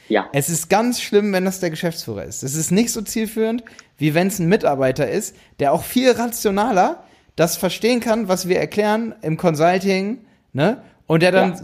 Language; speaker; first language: German; native; German